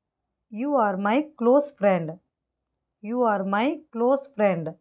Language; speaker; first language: English; non-native, local second language; Tamil